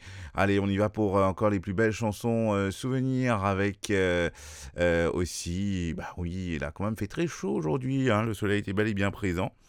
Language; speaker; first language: French; non-native, local second language; Morisyen